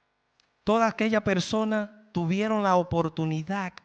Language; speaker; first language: Spanish; native; Spanish